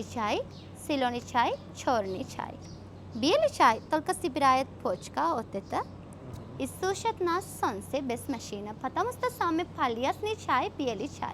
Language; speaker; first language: Russian; non-native, learner; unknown